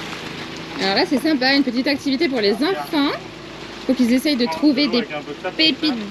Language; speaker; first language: French; native; French